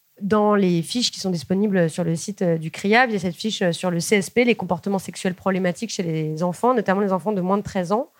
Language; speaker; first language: French; native; French